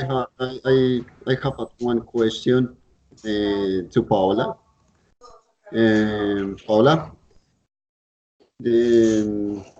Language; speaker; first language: English; non-native, learner; Spanish